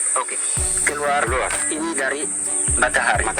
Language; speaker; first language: Indonesian; non-native, learner; French